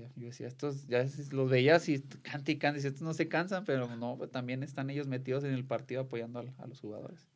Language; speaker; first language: Spanish; native; Spanish